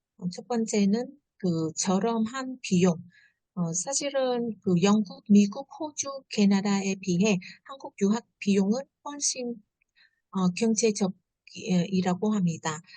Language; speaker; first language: Korean; non-native, fluent; Vietnamese